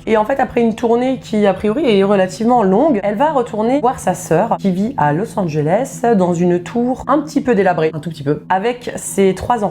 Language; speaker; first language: French; native; French